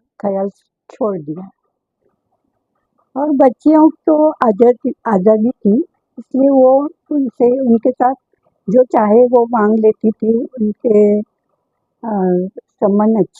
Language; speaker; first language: Hindi; non-native, local second language; Marathi